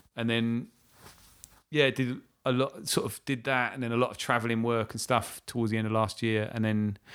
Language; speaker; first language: English; native; English